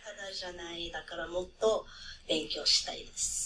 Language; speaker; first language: Japanese; non-native, learner; English